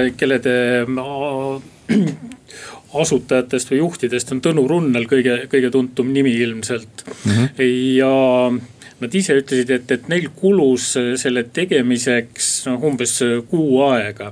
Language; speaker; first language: Estonian; native; Estonian